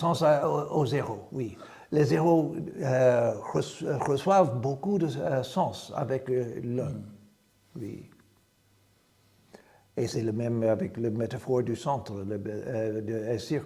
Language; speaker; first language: French; non-native, fluent; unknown